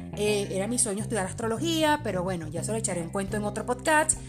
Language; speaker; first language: Spanish; early bilingual, other home language; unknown